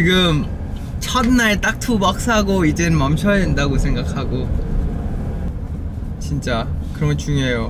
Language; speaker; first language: Korean; non-native, fluent; Thai